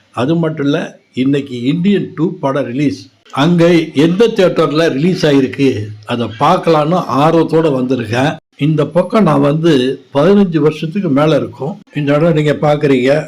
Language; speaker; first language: Tamil; native; Tamil